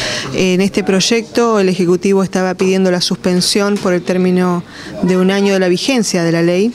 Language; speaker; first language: Spanish; native; Spanish